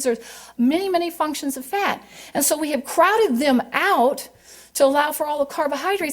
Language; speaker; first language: English; native; English